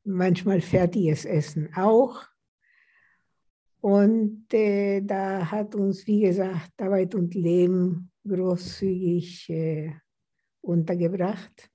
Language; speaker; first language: German; non-native, fluent; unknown